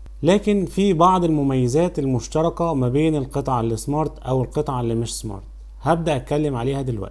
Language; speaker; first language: Arabic; native; Arabic